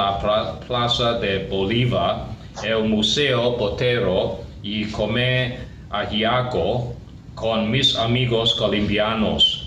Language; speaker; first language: Spanish; non-native, learner; Cantonese